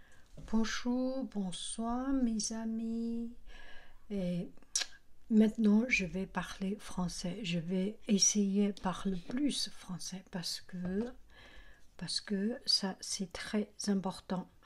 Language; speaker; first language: French; non-native, learner; Chinese